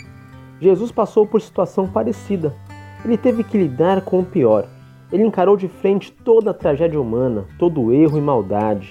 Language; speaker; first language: Portuguese; native; Portuguese